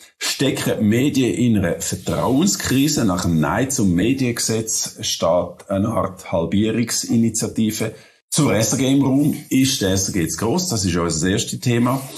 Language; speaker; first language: German; native; German